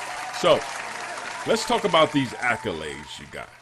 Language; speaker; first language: English; native; English